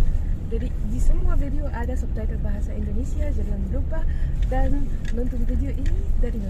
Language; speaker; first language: Indonesian; non-native, fluent; Arabic